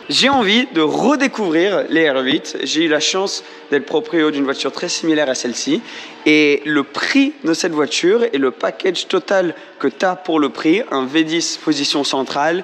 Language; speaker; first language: French; native; French